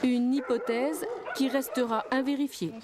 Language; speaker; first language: French; native; French